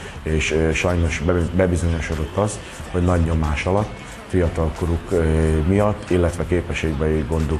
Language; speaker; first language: Hungarian; native; Hungarian